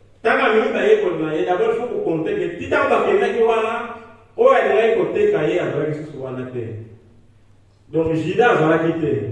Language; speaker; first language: Lingala; non-native, local second language; Kongo